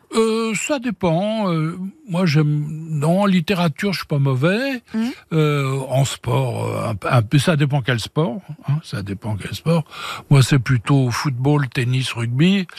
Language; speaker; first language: French; native; French